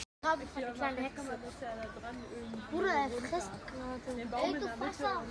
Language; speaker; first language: German; early bilingual, other home language; Arabic